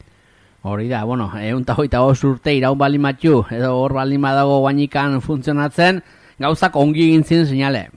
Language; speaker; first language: Basque; native; Basque